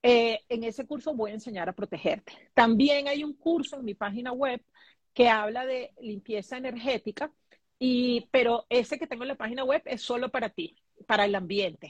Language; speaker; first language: Spanish; native; Spanish